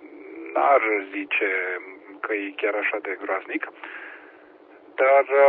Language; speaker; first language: Romanian; native; Romanian